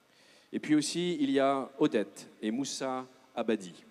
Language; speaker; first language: French; native; French